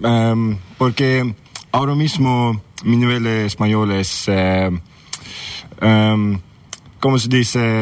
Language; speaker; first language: Spanish; non-native, learner; Swedish